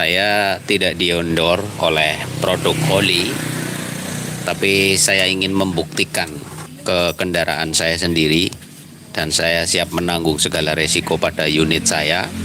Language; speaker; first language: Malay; non-native, local second language; Javanese